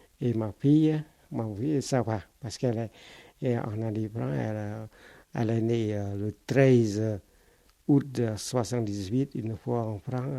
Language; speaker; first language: French; non-native, fluent; Khmer